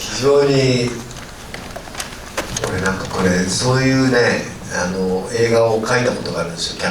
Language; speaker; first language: Japanese; native; Japanese